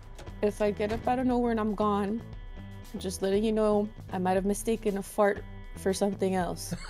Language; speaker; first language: English; native; English